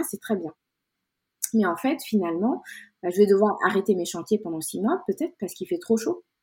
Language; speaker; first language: French; non-native, local second language; Wolof